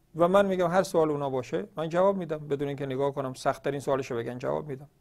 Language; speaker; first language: Persian; native; Persian